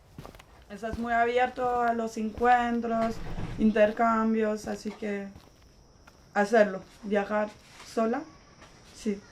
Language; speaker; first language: Spanish; non-native, fluent; French